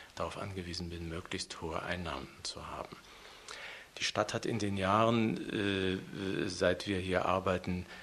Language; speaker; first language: German; native; German